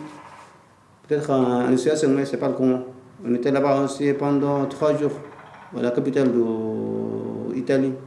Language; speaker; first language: French; non-native, learner; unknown